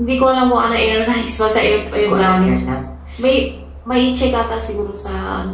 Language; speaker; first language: Filipino; non-native, learner; Chinese